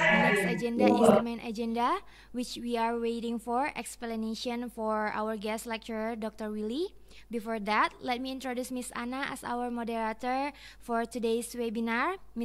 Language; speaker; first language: English; non-native, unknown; Indonesian